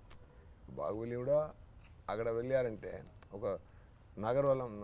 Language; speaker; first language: Telugu; non-native, learner; Tamil